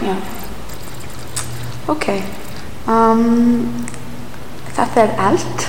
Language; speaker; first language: Icelandic; non-native, learner; English